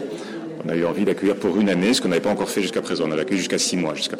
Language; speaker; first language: French; native; French